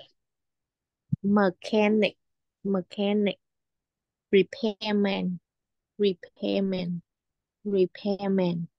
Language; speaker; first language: English; non-native, learner; Vietnamese